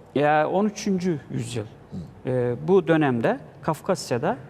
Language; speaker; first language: Turkish; native; Turkish